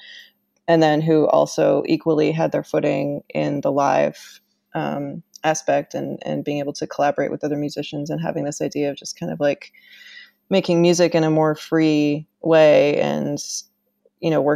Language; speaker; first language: English; native; English